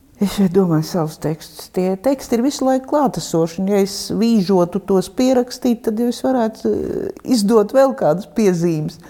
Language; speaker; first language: Latvian; non-native, local second language; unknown